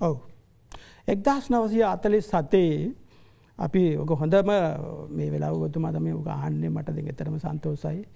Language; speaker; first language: Sinhala; non-native, local second language; Tamil